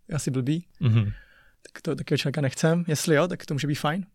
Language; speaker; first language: Czech; early bilingual, other home language; Chinese